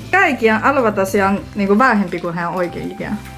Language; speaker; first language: Finnish; non-native, learner; Chinese